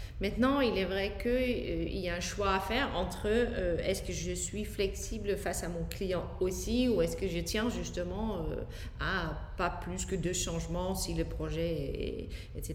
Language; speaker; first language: French; non-native, fluent; Dutch